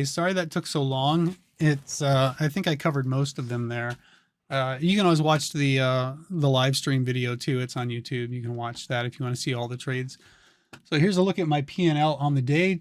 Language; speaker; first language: English; native; English